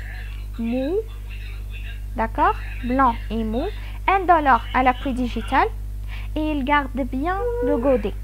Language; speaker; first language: French; non-native, local second language; Arabic